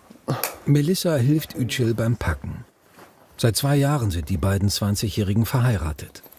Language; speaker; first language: German; native; German